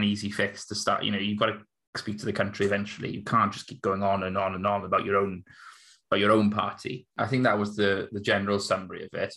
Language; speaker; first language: English; native; English